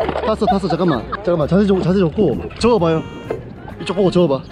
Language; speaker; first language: Korean; native; Korean